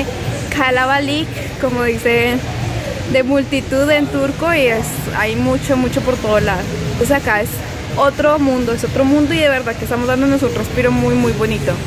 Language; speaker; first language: Spanish; native; Spanish